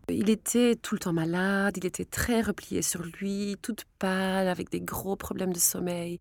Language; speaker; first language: French; non-native, local second language; Dutch